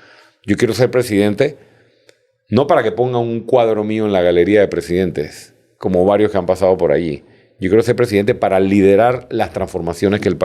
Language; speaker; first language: Spanish; native; Spanish